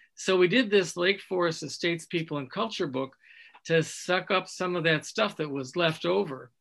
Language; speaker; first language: English; native; English